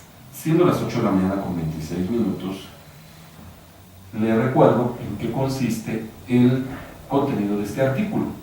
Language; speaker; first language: Spanish; native; Spanish